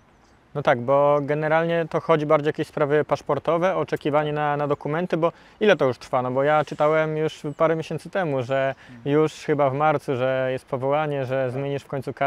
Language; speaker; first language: Polish; native; Polish